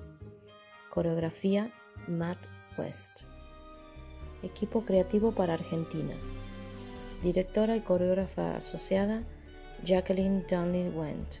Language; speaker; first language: Spanish; native; Spanish